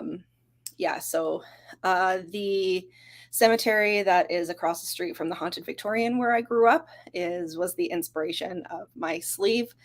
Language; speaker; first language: English; native; English